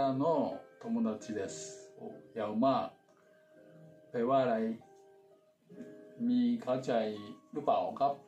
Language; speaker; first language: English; non-native, learner; Thai